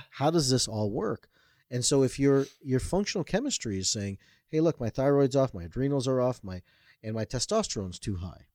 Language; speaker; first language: English; native; English